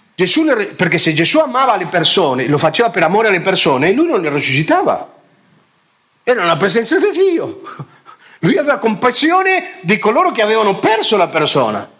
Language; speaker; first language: Italian; non-native, fluent; Spanish